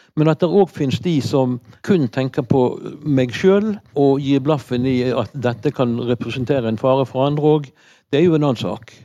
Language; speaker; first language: Norwegian; native; Norwegian